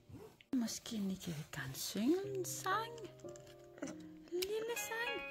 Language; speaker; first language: Danish; non-native, learner; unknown